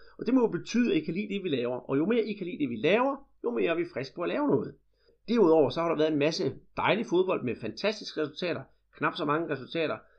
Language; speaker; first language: Danish; native; Danish